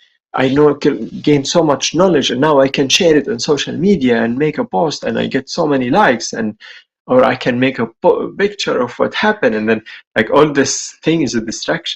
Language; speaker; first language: English; non-native, fluent; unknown